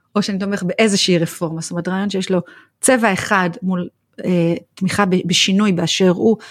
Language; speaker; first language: Hebrew; native; Hebrew